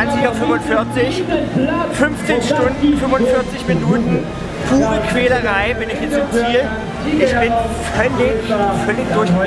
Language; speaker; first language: German; native; German